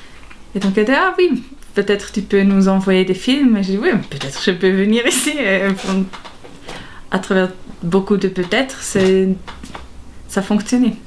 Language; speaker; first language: French; non-native, local second language; German